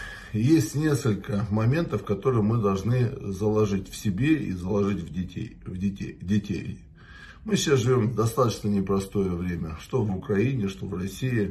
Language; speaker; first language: Russian; native; Russian